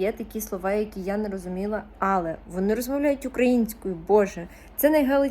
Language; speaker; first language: Ukrainian; non-native, local second language; Russian